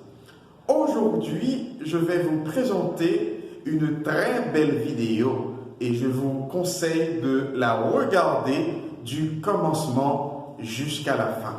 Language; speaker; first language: French; non-native, local second language; Haitian Creole